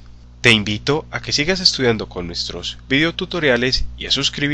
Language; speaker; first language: Spanish; native; Spanish